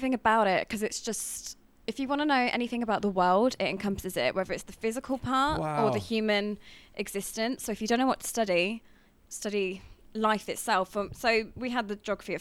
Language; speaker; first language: English; native; English